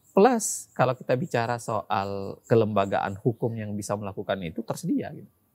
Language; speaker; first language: Indonesian; native; Indonesian